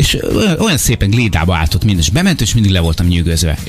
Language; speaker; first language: Hungarian; native; Hungarian